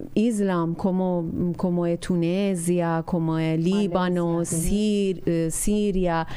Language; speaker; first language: Portuguese; non-native, learner; Persian